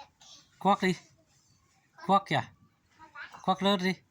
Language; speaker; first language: Vietnamese; non-native, local second language; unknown